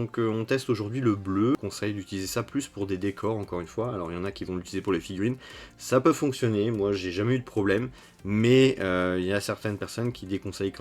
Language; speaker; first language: French; native; French